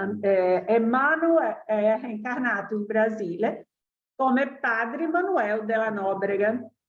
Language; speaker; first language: Italian; non-native, fluent; Portuguese